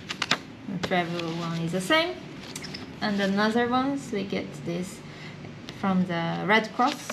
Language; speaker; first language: English; non-native, fluent; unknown